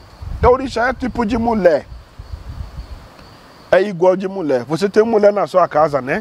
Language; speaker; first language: Portuguese; non-native, learner; Yoruba